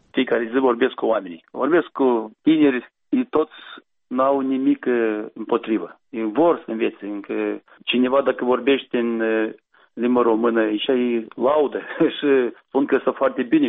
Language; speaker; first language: Romanian; non-native, local second language; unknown